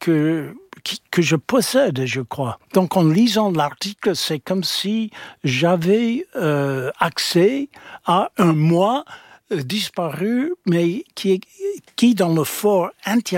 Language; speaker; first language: French; non-native, fluent; English